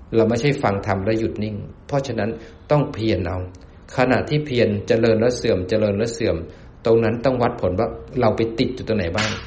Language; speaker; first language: Thai; native; Thai